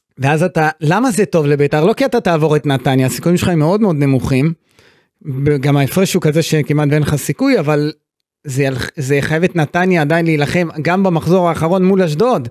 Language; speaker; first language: Hebrew; native; Hebrew